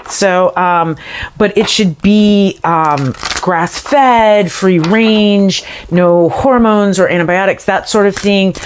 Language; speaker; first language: English; native; English